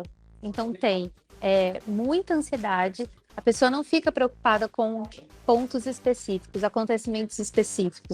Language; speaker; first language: Portuguese; native; Portuguese